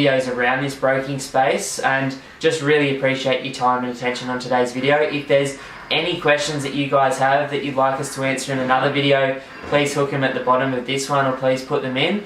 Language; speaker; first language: English; native; English